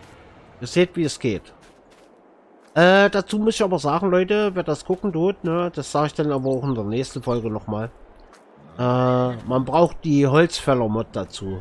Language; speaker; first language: German; native; German